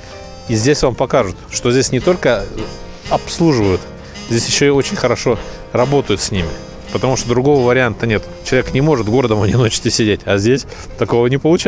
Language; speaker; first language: Russian; native; Russian